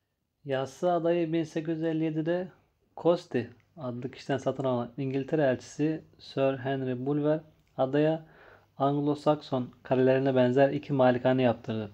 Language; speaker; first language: Turkish; native; Turkish